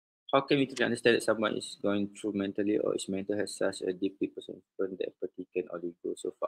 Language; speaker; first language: English; non-native, local second language; Malay